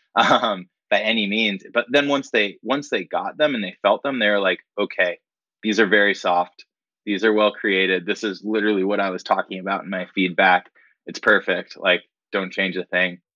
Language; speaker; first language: English; native; English